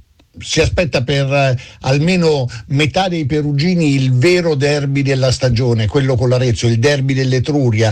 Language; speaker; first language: Italian; native; Italian